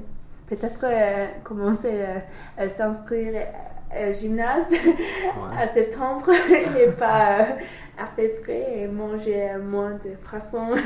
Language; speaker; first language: French; non-native, learner; English